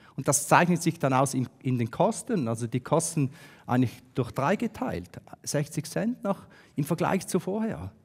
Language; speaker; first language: German; native; German